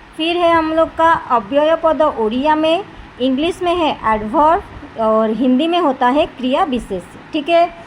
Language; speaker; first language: Hindi; non-native, local second language; Odia